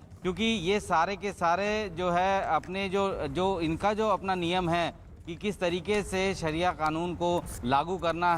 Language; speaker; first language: Hindi; native; Hindi